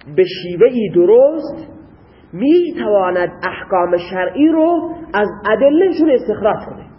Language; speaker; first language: Persian; non-native, local second language; Baluchi